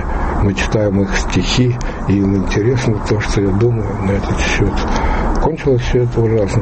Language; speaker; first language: Russian; native; Russian